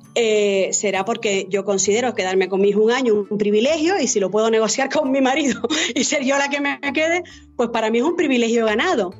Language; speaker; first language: Spanish; native; Spanish